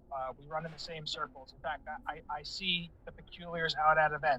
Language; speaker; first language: English; native; English